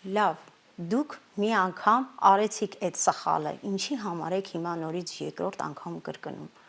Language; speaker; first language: Armenian; non-native, local second language; Kurdish